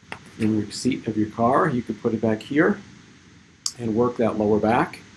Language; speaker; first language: English; native; English